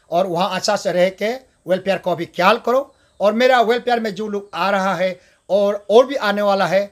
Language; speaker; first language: Hindi; non-native, local second language; Adi